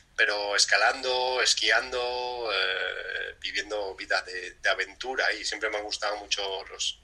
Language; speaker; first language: Spanish; early bilingual, other home language; English